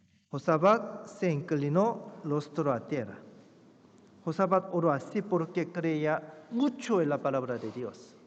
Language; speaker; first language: Spanish; non-native, fluent; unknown